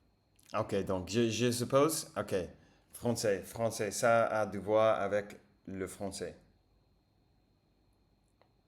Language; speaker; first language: French; non-native, fluent; English